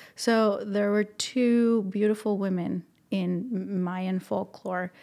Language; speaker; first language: English; non-native, fluent; Spanish